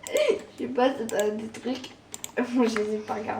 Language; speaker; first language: French; native; French